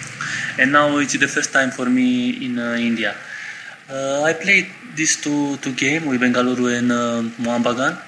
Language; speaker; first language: English; non-native, learner; Romanian